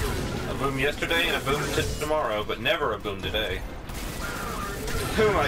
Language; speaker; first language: English; native; English